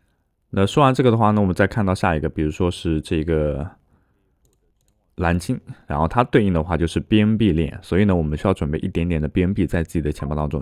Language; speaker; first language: Chinese; native; Chinese